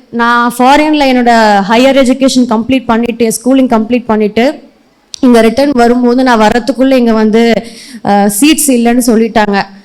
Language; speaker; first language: Tamil; early bilingual, heritage; Tamil